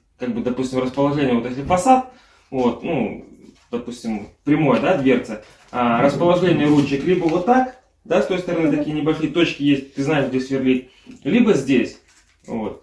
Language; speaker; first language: Russian; native; Russian